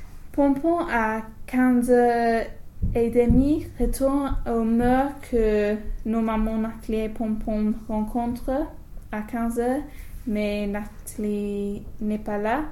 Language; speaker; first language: French; non-native, learner; English